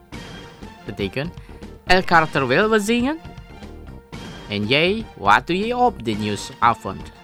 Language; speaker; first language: Dutch; non-native, fluent; Indonesian